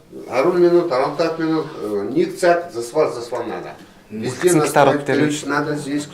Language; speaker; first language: Russian; non-native, learner; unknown